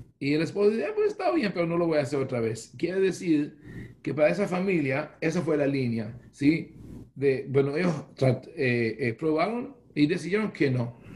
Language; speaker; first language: Spanish; non-native, fluent; Hebrew